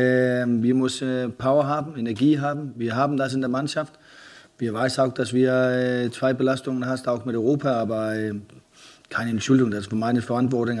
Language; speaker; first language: German; non-native, fluent; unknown